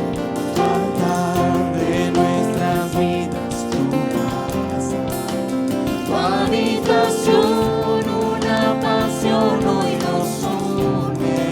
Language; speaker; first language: Spanish; native; Spanish